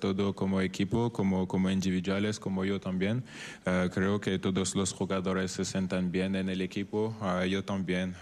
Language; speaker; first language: Spanish; non-native, fluent; French